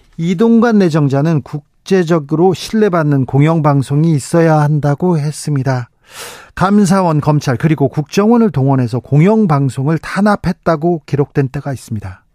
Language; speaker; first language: Korean; native; Korean